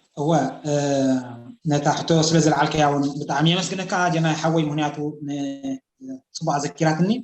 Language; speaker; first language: Tigrinya; native; Tigrinya